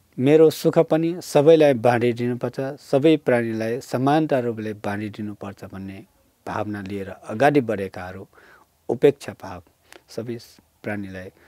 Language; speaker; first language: Nepali; non-native, local second language; Newari